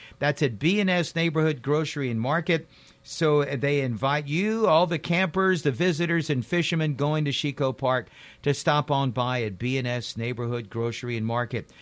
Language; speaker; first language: English; native; English